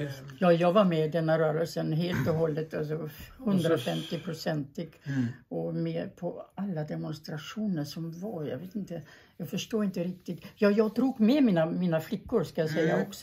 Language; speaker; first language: Swedish; early bilingual, other home language; German